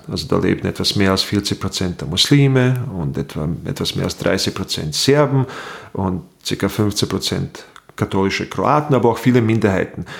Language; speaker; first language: German; non-native, fluent; Bosnian